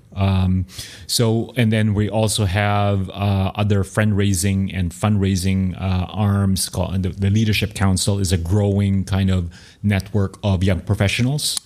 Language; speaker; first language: English; non-native, local second language; Filipino